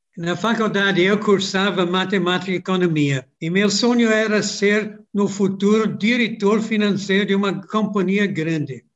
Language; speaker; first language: Portuguese; non-native, fluent; English